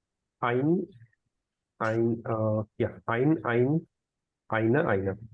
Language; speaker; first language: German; non-native, learner; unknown